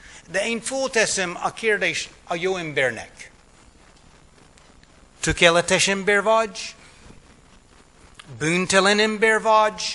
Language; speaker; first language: Hungarian; non-native, fluent; English